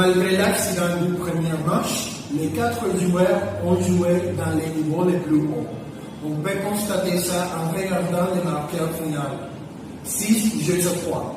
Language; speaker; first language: French; non-native, learner; Spanish